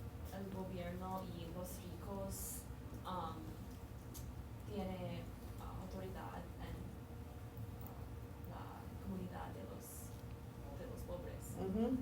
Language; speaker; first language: Spanish; non-native, learner; English